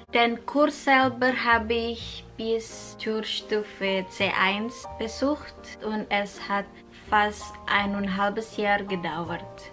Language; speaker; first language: German; non-native, fluent; Indonesian